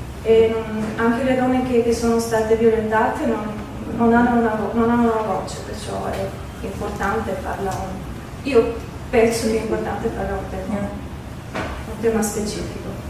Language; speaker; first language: Italian; non-native, learner; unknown